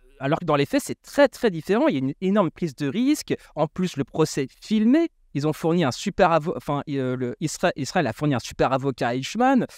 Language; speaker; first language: French; native; French